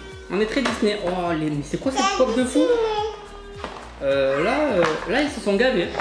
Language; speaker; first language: French; native; French